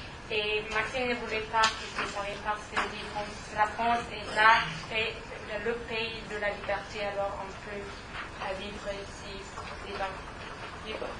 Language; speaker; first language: French; non-native, learner; German